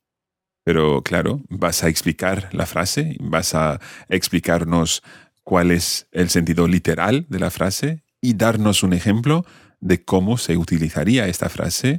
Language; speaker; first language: Spanish; non-native, fluent; English